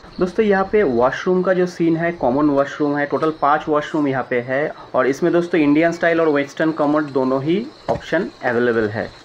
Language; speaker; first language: Hindi; non-native, local second language; Bangla